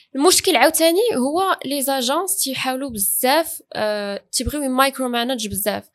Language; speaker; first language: Arabic; native; Arabic